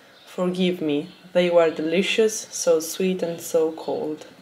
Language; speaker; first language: English; non-native, fluent; Italian